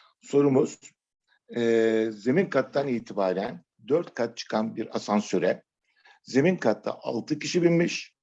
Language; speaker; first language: Turkish; native; Turkish